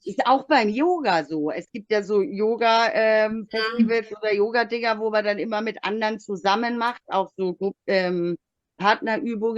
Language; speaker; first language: German; native; German